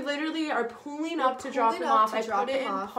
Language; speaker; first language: English; native; English